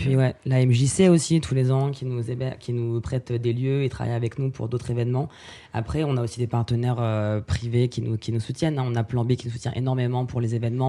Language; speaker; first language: French; native; French